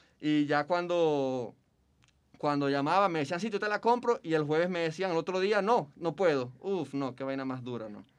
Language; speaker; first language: Spanish; native; Spanish